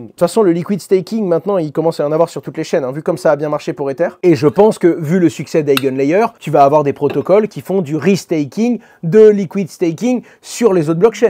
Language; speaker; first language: French; native; French